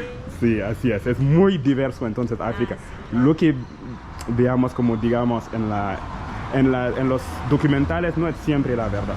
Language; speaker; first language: Spanish; non-native, local second language; French